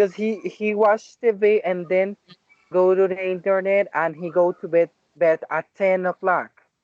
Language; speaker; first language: English; non-native, learner; Spanish